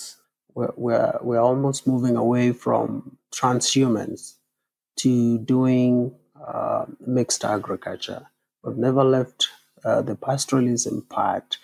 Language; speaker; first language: English; non-native, local second language; Kalenjin